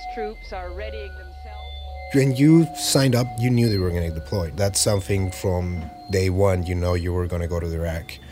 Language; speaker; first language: English; early bilingual, other home language; Spanish